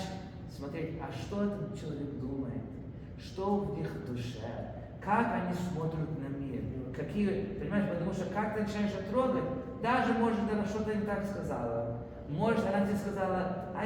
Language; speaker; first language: Russian; early bilingual, heritage; Russian